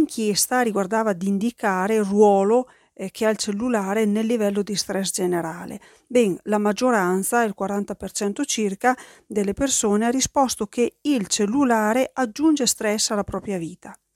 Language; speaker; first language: Italian; native; Italian